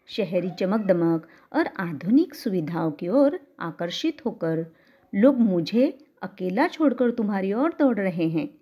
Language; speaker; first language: Hindi; non-native, local second language; Marathi